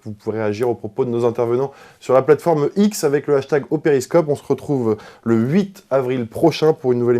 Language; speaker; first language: French; native; French